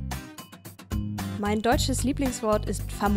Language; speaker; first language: German; native; German